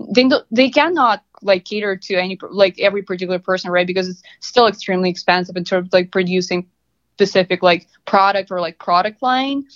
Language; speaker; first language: English; non-native, fluent; Russian